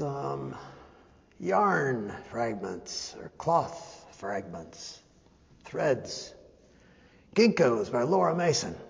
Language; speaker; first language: English; native; English